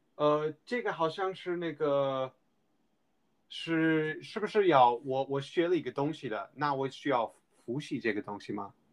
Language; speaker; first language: Chinese; non-native, fluent; English